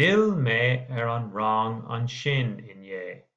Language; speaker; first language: Irish; non-native, local second language; English